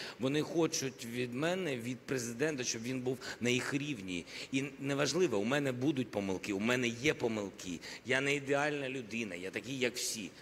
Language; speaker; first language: Ukrainian; non-native, local second language; Russian